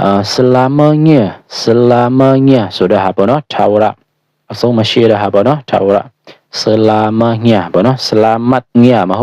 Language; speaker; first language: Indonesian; non-native, fluent; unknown